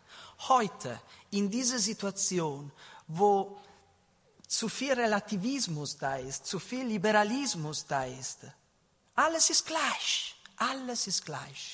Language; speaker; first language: German; non-native, learner; Italian